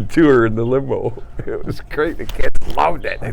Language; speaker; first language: English; native; English